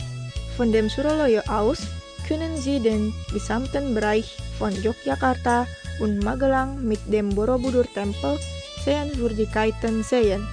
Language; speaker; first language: German; non-native, fluent; Indonesian